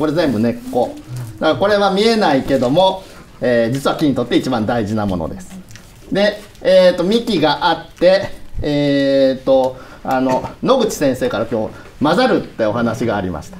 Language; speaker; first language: Japanese; native; Japanese